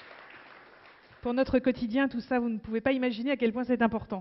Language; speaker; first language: French; native; French